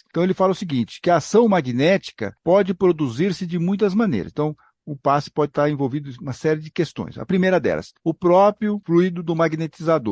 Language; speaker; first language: Portuguese; native; Portuguese